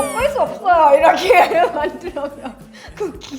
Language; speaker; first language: Korean; non-native, learner; Thai